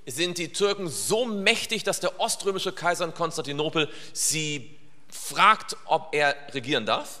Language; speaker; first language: German; native; German